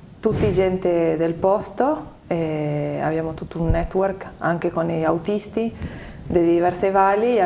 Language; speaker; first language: Italian; non-native, fluent; Spanish